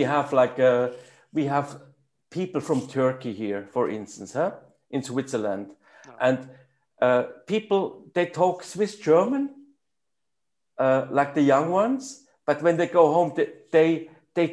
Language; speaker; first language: English; non-native, fluent; German